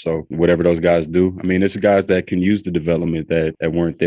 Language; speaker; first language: English; native; English